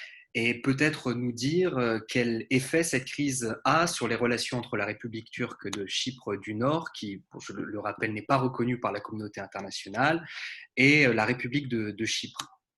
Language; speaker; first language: French; native; French